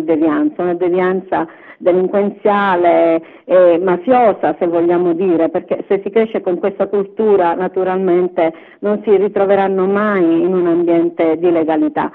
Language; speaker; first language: Italian; native; Italian